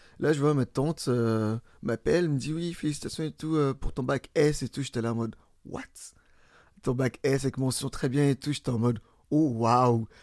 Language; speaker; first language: French; early bilingual, other home language; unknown